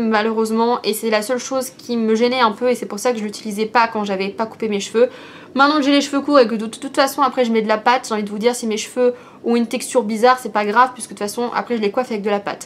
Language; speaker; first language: French; native; French